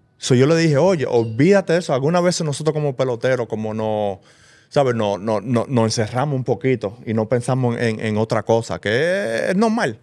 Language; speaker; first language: Spanish; early bilingual, heritage; Spanish